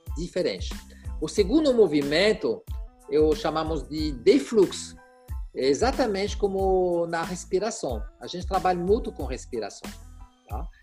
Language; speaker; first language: Portuguese; non-native, fluent; French